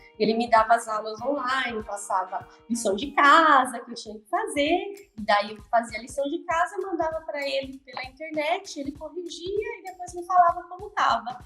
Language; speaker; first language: Portuguese; native; Portuguese